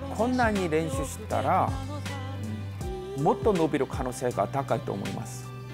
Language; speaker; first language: Japanese; non-native, fluent; Korean